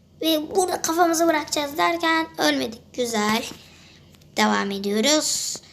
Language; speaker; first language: Turkish; native; Turkish